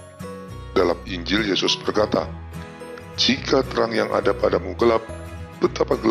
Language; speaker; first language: Indonesian; native; Indonesian